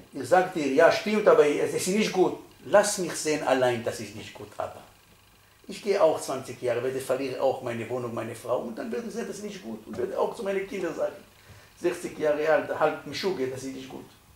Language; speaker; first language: German; non-native, fluent; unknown